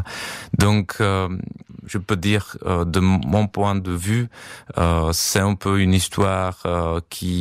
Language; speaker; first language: French; non-native, fluent; Czech